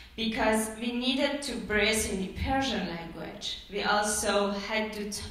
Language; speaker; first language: English; non-native, fluent; Persian